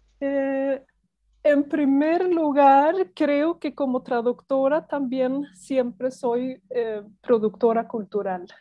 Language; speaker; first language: Spanish; non-native, fluent; Swedish